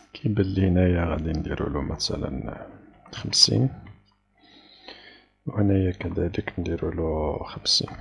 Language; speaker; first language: Arabic; native; Arabic